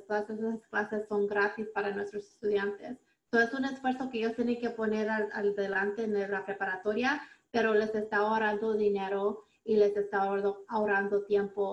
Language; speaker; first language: Spanish; early bilingual, heritage; Spanish